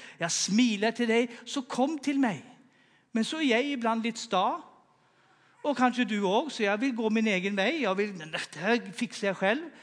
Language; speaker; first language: Swedish; native; Swedish